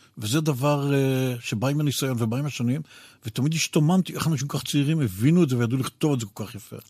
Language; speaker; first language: Hebrew; native; Hebrew